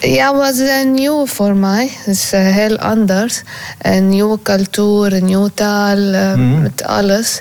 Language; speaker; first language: Dutch; non-native, learner; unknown